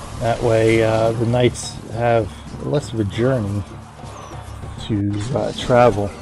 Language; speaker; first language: English; native; English